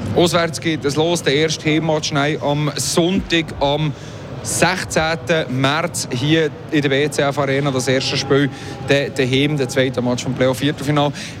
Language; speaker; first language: German; native; German